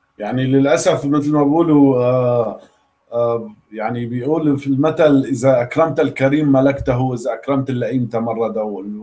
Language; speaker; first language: Arabic; native; Arabic